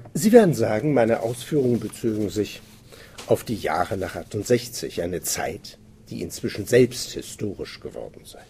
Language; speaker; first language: German; native; German